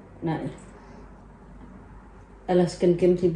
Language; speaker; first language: Danish; non-native, learner; Thai